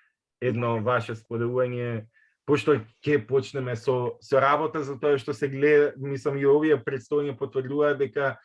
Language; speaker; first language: Macedonian; native; Macedonian